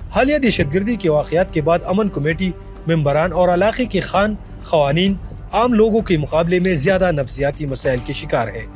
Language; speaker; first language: Urdu; non-native, local second language; Pashto